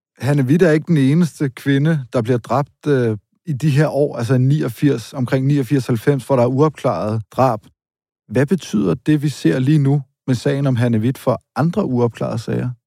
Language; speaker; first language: Danish; native; Danish